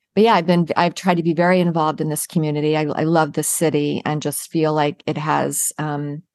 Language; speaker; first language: English; native; English